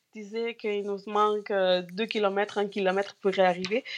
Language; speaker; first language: French; non-native, fluent; Spanish